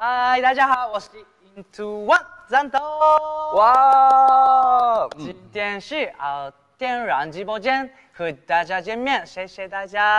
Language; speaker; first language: Chinese; non-native, learner; Japanese